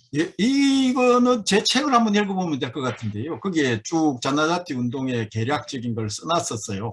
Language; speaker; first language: Korean; native; Korean